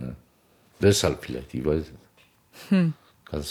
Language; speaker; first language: German; non-native, fluent; Turkish